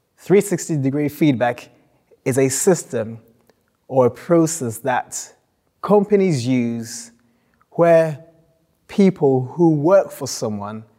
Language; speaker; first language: English; non-native, local second language; Akan